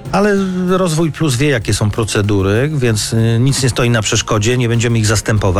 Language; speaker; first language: Polish; native; Polish